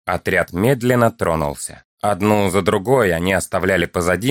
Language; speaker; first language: Russian; native; Russian